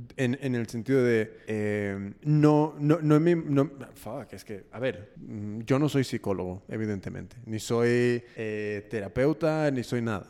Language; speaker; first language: Spanish; early bilingual, heritage; Spanish